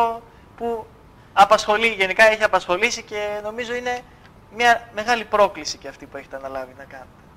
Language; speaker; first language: Greek; native; Greek